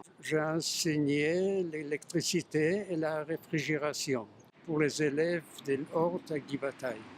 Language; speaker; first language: French; non-native, fluent; Yiddish